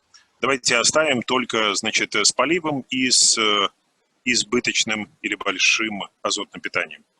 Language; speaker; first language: Russian; native; Russian